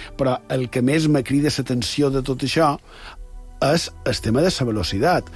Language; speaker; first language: Catalan; native; Catalan